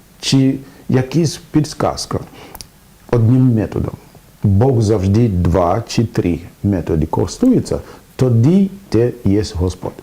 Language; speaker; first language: Ukrainian; non-native, fluent; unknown